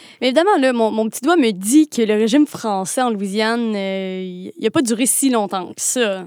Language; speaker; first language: French; native; French